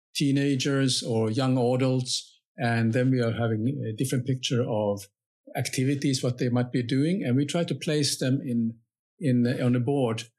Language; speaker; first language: English; non-native, fluent; Finnish